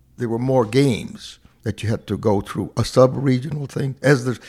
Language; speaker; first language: English; non-native, fluent; Hungarian